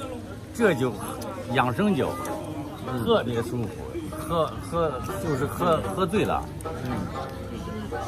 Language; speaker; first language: Chinese; native; Chinese